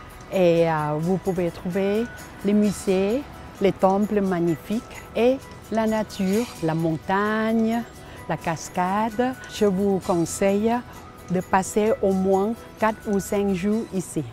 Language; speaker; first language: French; non-native, learner; Thai